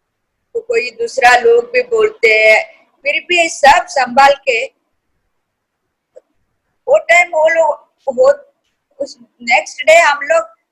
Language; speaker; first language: Hindi; non-native, local second language; Kannada